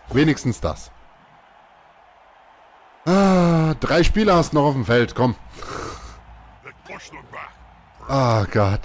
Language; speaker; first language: German; native; German